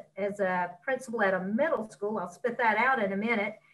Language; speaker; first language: English; native; English